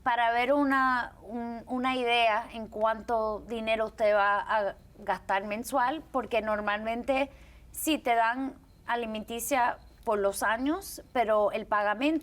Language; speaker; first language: Spanish; early bilingual, heritage; Spanish